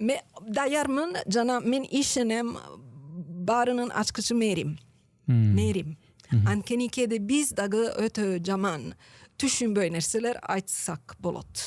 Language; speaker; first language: Kyrgyz; non-native, learner; Italian